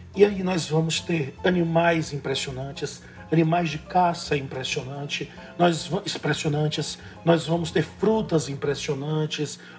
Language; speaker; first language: Portuguese; native; Portuguese